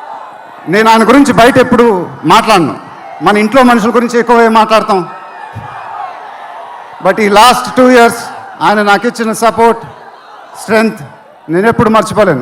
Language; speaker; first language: Telugu; native; Telugu